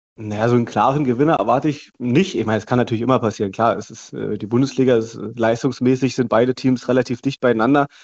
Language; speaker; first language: German; native; German